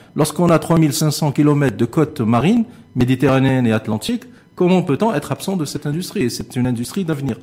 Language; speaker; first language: French; non-native, local second language; Arabic